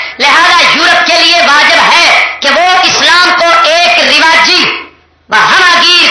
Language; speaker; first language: Urdu; non-native, local second language; Punjabi